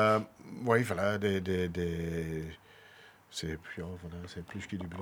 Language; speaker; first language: French; non-native, local second language; Dutch